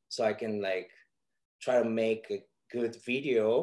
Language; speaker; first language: English; non-native, fluent; Spanish